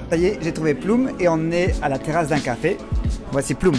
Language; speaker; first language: French; native; French